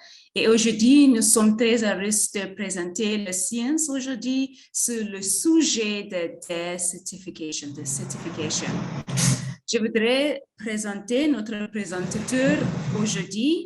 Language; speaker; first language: French; non-native, learner; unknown